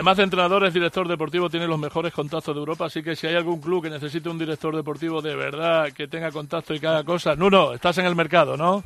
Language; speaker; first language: Spanish; native; Spanish